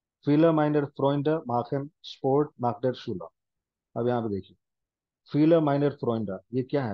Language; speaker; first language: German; non-native, fluent; Hindi